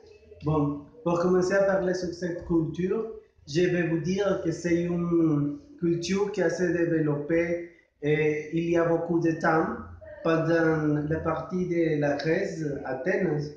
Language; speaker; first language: French; non-native, learner; Spanish